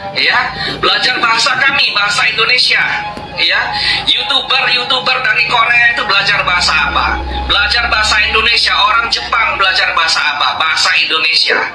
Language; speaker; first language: Indonesian; native; Indonesian